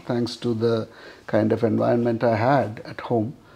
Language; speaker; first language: English; non-native, local second language; Malayalam